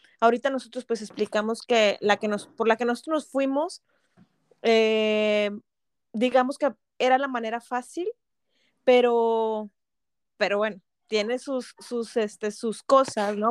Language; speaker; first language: Spanish; native; Spanish